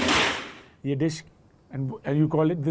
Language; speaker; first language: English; non-native, local second language; Hindi